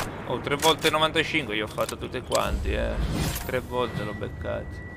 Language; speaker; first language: Italian; native; Italian